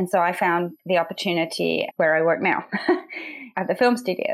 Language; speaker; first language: English; native; English